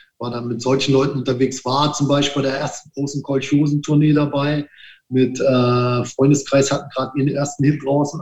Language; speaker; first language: German; early bilingual, other home language; Italian